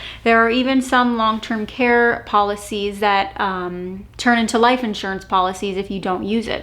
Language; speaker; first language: English; native; English